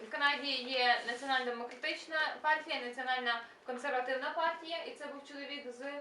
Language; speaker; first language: Ukrainian; native; Ukrainian